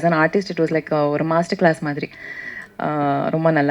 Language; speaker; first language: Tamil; non-native, learner; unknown